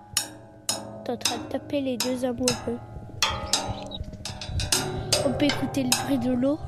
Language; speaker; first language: French; native; French